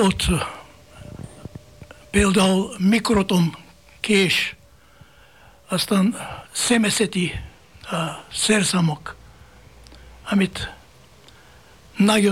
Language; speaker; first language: Hungarian; non-native, fluent; Bulgarian